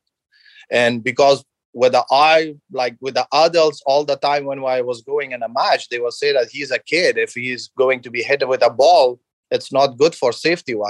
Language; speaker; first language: English; non-native, fluent; Persian